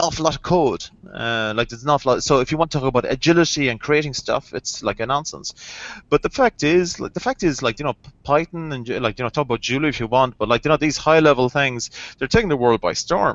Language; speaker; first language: English; native; English